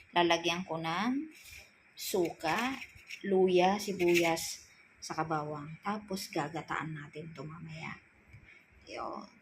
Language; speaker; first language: Filipino; non-native, local second language; Iloko